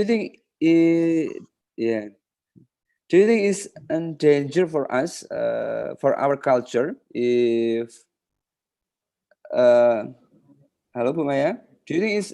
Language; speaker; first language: English; non-native, fluent; Indonesian